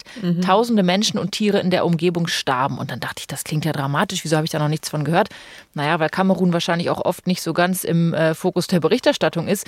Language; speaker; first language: German; native; German